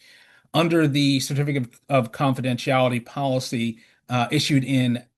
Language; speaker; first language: English; native; English